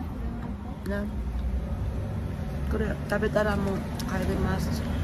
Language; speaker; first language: Japanese; non-native, fluent; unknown